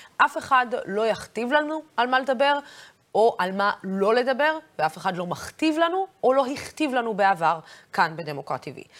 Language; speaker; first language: Hebrew; non-native, local second language; Arabic